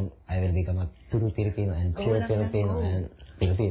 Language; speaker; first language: English; non-native, learner; Japanese